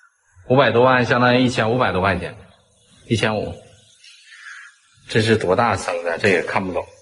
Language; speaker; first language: Chinese; native; Chinese